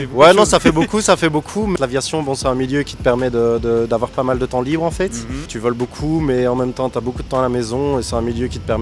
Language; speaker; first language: French; native; French